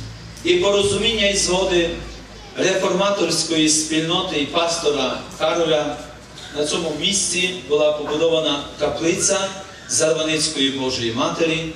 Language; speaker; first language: Ukrainian; native; Ukrainian